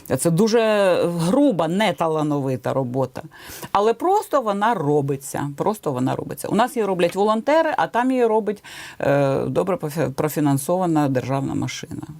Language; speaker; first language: Ukrainian; native; Ukrainian